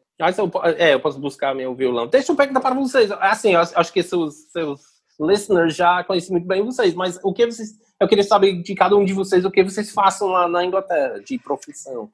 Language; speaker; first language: Portuguese; non-native, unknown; English